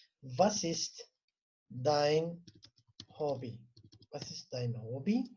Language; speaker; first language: German; non-native, fluent; Turkish